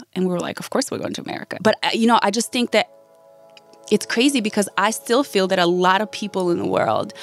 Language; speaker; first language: English; early bilingual, other home language; Bosnian